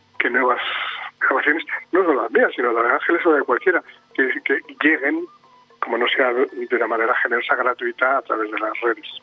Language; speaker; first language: Spanish; native; Spanish